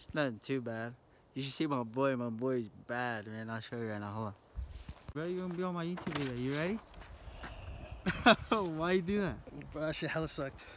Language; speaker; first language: English; native; English